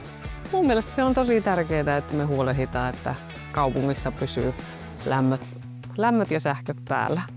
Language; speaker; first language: Finnish; native; Finnish